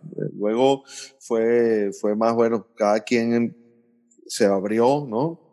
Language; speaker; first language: Spanish; native; Spanish